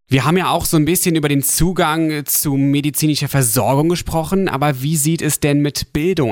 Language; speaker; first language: German; native; German